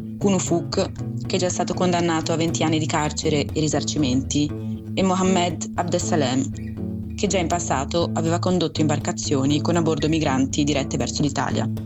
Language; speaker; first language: Italian; native; Italian